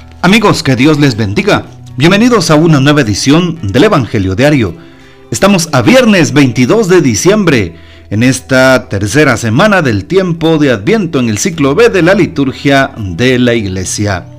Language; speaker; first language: Spanish; native; Spanish